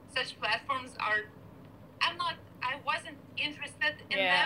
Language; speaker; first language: English; non-native, fluent; Lithuanian